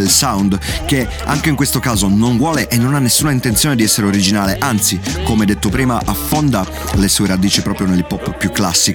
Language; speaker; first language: Italian; native; Italian